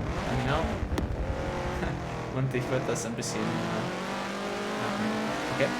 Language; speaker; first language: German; non-native, learner; English